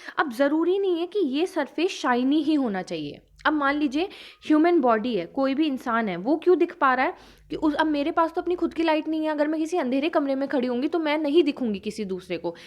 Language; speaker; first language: Hindi; native; Hindi